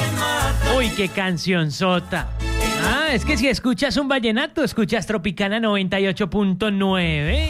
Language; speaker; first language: Spanish; native; Spanish